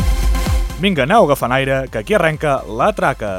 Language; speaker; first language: Catalan; native; Catalan